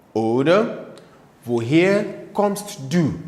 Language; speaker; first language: German; non-native, learner; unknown